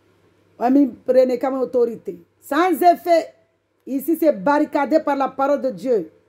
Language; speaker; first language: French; non-native, local second language; Comorian